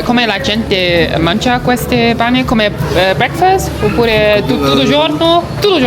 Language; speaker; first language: Italian; non-native, learner; Chinese